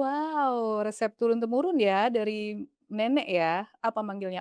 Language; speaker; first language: Indonesian; native; Indonesian